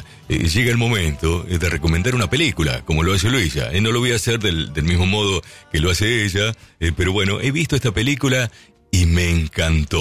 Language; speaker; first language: Spanish; native; Spanish